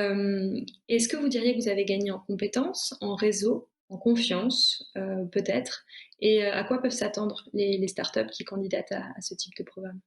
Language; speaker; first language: French; native; French